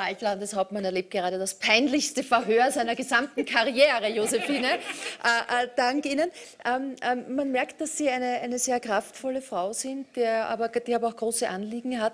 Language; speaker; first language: German; native; German